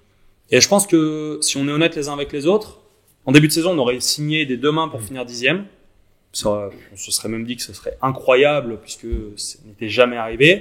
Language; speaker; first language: French; native; French